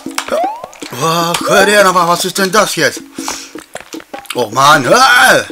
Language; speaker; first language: German; native; German